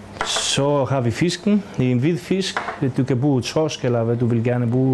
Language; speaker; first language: Danish; non-native, fluent; Greek